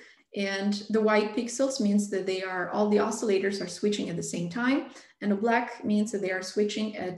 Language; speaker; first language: English; non-native, fluent; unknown